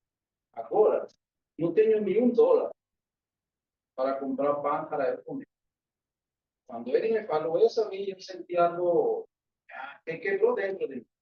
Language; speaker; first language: Portuguese; non-native, learner; Spanish